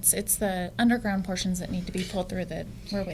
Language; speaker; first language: English; native; English